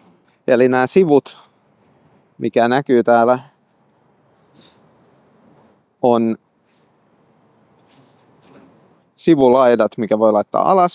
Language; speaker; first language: Finnish; non-native, fluent; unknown